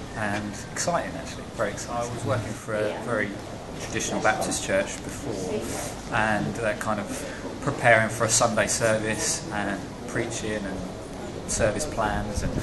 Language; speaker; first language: English; native; English